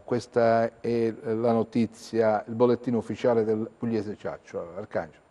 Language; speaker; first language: Italian; native; Italian